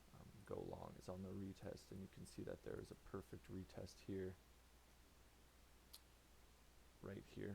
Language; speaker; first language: English; native; English